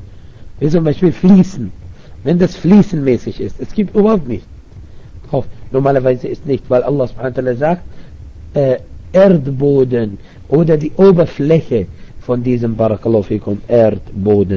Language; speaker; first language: German; non-native, fluent; Arabic